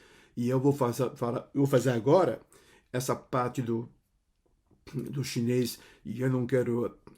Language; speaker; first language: Portuguese; non-native, fluent; Cantonese